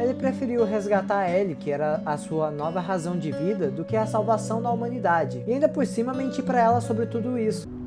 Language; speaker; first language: Portuguese; native; Portuguese